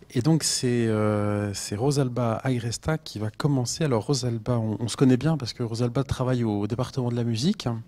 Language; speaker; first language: French; native; French